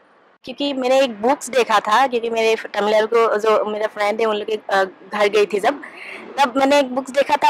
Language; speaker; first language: Hindi; non-native, local second language; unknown